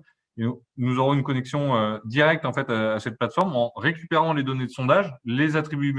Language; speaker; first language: French; native; French